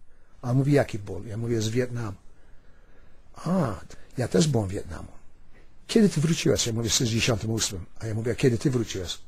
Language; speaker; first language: Polish; early bilingual, heritage; Polish